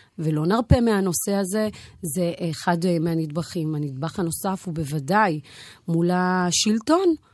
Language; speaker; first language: Hebrew; early bilingual, other home language; Amharic